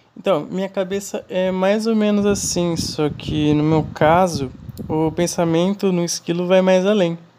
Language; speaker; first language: Portuguese; non-native, fluent; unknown